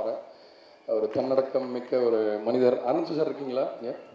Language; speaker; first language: Tamil; native; Tamil